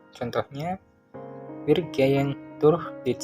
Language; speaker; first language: German; non-native, learner; Indonesian